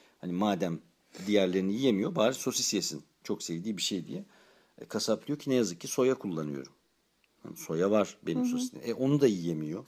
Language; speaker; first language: Turkish; native; Turkish